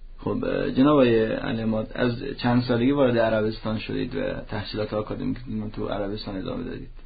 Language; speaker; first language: Persian; native; Persian